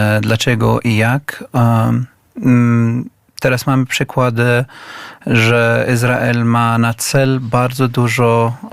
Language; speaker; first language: Polish; non-native, learner; Arabic